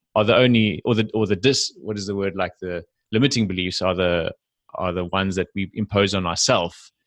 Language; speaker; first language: English; native; English